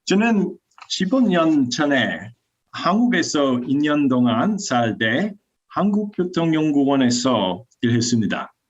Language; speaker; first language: Korean; non-native, learner; English